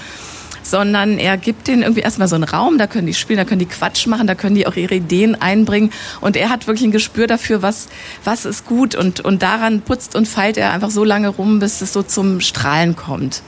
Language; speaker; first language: German; native; German